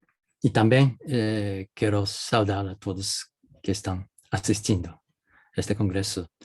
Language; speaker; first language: Portuguese; non-native, fluent; Japanese